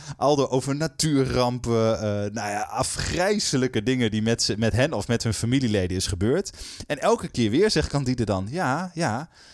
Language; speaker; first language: Dutch; native; Dutch